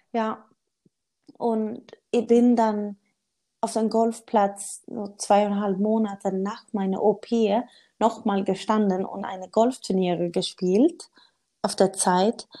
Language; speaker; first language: German; non-native, learner; Swedish